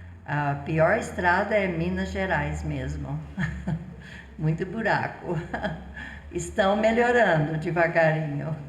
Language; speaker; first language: Portuguese; non-native, fluent; English